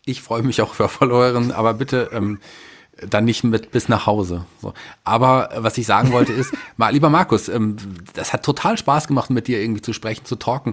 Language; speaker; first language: German; native; German